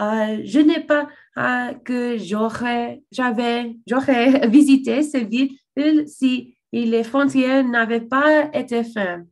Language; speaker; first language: French; non-native, learner; English